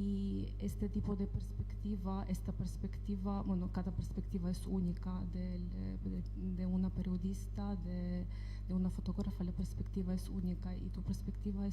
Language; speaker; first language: Spanish; non-native, fluent; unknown